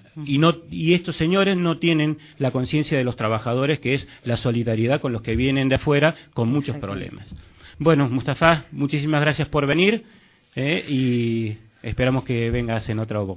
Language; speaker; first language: Spanish; native; Spanish